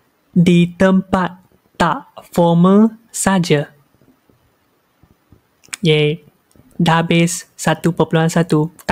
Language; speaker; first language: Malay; non-native, local second language; Chinese